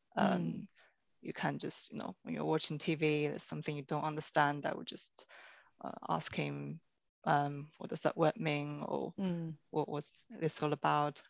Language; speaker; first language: English; non-native, fluent; Chinese